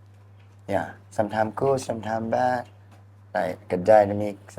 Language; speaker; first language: English; non-native, learner; Thai